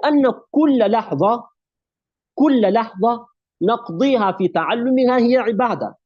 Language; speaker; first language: Arabic; non-native, fluent; Urdu